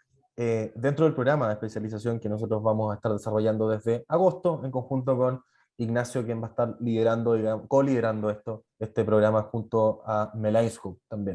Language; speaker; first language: Spanish; native; Spanish